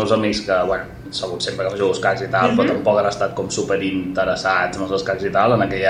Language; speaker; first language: Catalan; native; Catalan